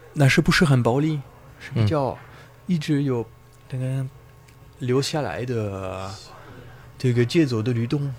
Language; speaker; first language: Chinese; non-native, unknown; French